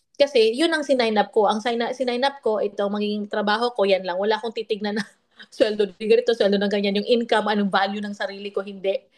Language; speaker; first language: Filipino; non-native, local second language; Bikol